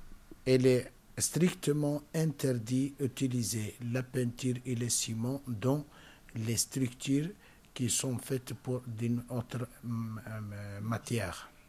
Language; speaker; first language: French; non-native, learner; Spanish